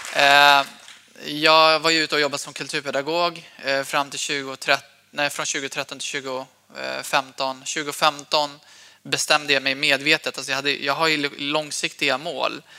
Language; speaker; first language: Swedish; early bilingual, other home language; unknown